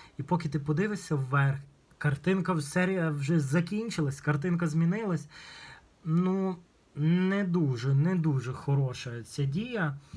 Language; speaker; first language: Ukrainian; non-native, local second language; Russian